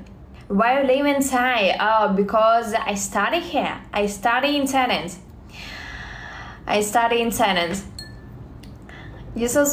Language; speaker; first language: English; non-native, learner; Russian